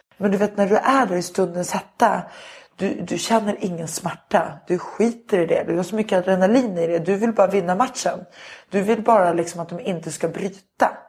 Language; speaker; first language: Swedish; native; Swedish